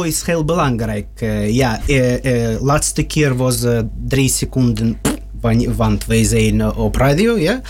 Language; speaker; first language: Dutch; non-native, learner; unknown